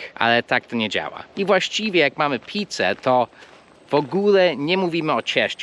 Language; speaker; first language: Polish; non-native, fluent; English